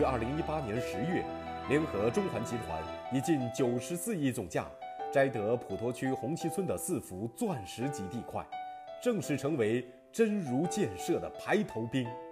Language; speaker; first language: Chinese; native; Chinese